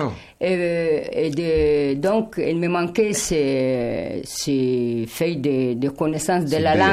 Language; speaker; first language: French; non-native, fluent; Arabic